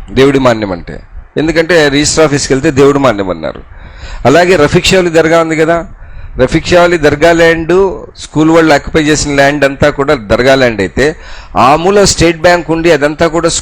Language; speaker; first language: Telugu; non-native, local second language; Urdu